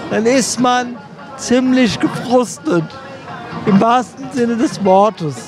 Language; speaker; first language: German; native; German